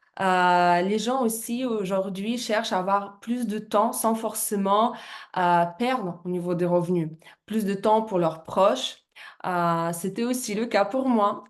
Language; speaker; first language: French; non-native, fluent; Russian